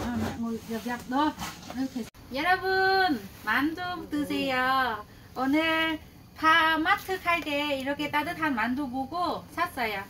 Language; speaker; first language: Korean; non-native, learner; Vietnamese